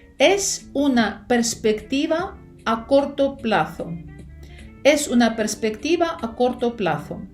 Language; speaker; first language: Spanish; non-native, fluent; Ukrainian